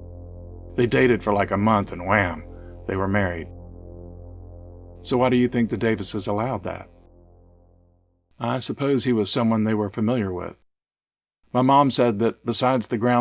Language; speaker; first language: English; native; English